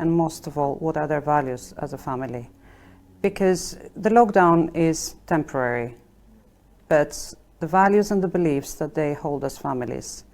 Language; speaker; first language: English; non-native, fluent; Albanian